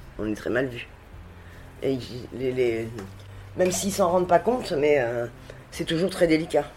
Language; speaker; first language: French; native; French